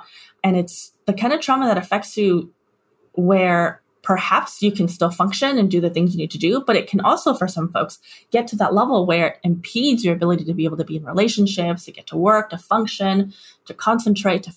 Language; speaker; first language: English; native; English